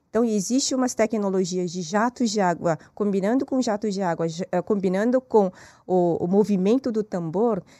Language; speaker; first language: Portuguese; non-native, fluent; Korean